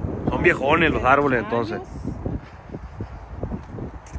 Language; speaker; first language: Spanish; native; Spanish